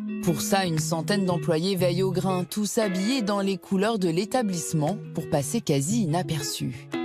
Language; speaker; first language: French; native; French